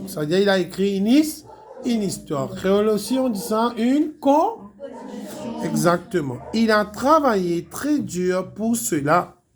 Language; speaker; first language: French; non-native, local second language; Morisyen